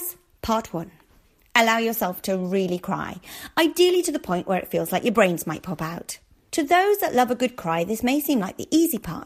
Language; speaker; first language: English; native; English